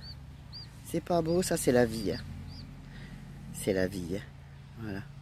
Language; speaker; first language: French; native; French